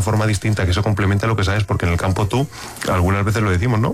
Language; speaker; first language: Spanish; native; Spanish